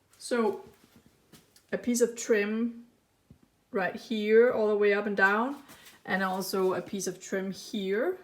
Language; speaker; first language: English; non-native, fluent; Danish